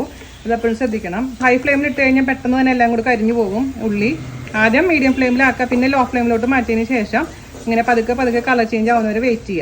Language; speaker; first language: Malayalam; native; Malayalam